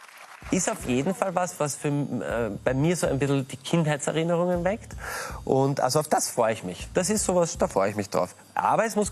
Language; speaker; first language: German; native; German